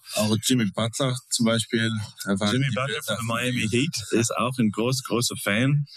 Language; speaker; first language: German; non-native, fluent; English